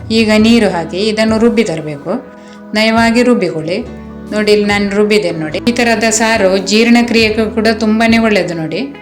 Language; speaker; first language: Kannada; non-native, local second language; Konkani